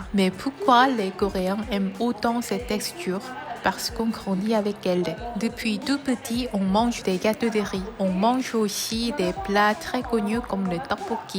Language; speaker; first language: French; non-native, fluent; Korean